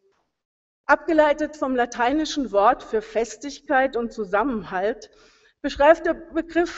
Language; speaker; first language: German; native; German